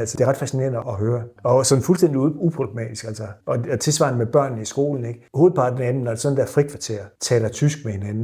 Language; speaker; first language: Danish; native; Danish